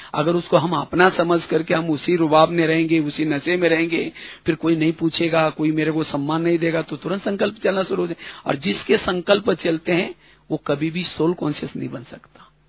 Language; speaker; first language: Hindi; non-native, local second language; Marathi